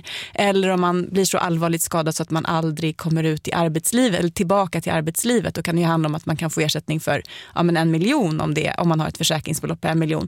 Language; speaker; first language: Swedish; native; Swedish